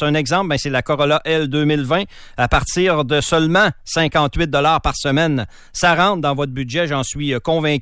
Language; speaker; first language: French; native; French